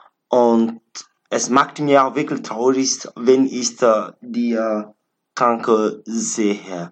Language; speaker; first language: German; non-native, learner; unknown